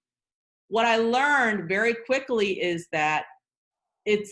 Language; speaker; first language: English; early bilingual, other home language; Korean